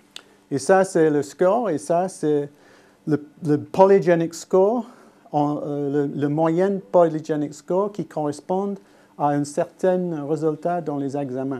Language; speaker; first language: French; non-native, fluent; English